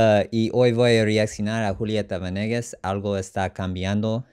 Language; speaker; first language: Spanish; non-native, learner; English